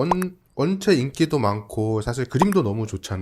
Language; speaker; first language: Korean; native; Korean